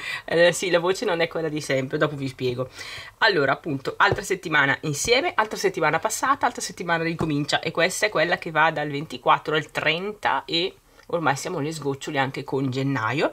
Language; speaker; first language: Italian; native; Italian